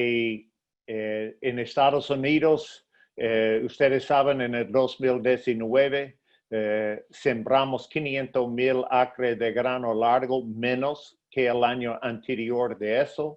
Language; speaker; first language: Spanish; non-native, fluent; English